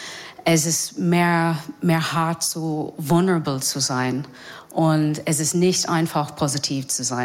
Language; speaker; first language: German; non-native, fluent; English